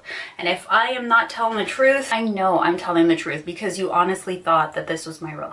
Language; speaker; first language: English; native; English